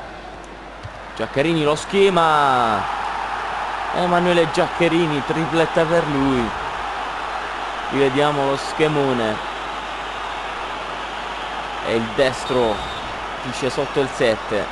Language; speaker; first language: Italian; native; Italian